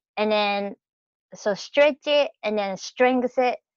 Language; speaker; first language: English; non-native, fluent; Japanese